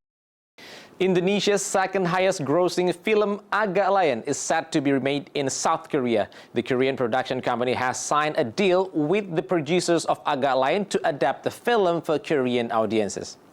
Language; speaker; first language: English; non-native, fluent; Indonesian